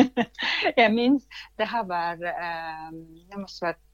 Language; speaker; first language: Swedish; non-native, fluent; Russian